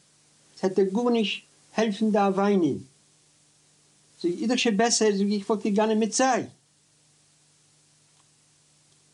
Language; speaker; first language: German; non-native, learner; Yiddish